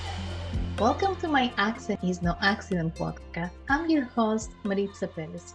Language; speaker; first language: English; non-native, fluent; Spanish